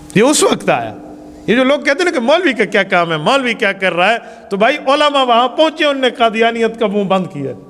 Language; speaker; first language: Urdu; non-native, local second language; Saraiki